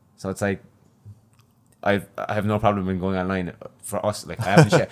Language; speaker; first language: English; native; English